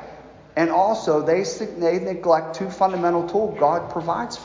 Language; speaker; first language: English; native; English